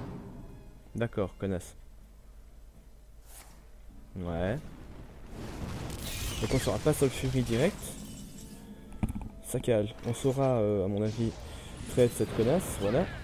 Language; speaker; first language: French; native; French